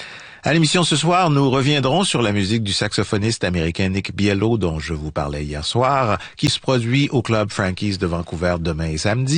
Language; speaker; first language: French; native; French